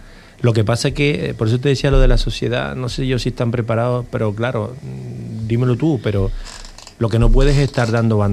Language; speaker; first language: Spanish; native; Spanish